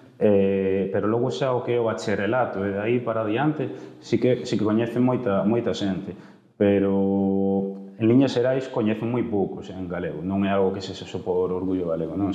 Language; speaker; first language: Galician; non-native, local second language; Spanish